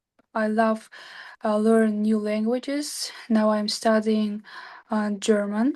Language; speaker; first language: English; non-native, learner; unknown